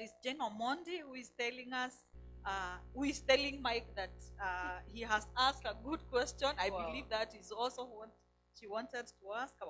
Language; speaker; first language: English; non-native, local second language; Swahili